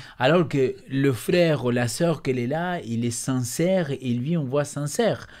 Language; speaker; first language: French; non-native, fluent; Spanish